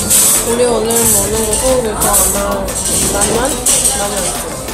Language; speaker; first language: Korean; non-native, learner; Chinese